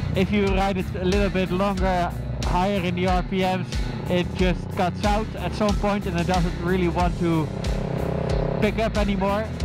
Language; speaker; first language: English; non-native, fluent; Dutch